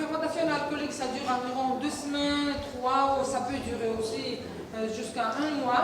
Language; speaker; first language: French; non-native, fluent; Georgian